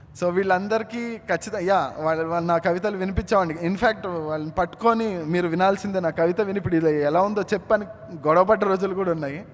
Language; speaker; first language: Telugu; native; Telugu